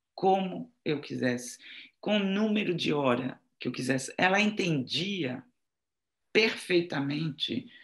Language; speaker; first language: Portuguese; non-native, fluent; French